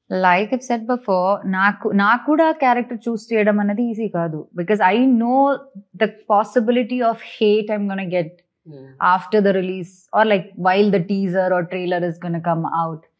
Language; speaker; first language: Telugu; non-native, fluent; Malayalam